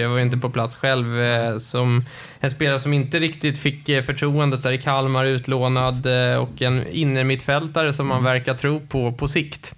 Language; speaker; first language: Swedish; native; Swedish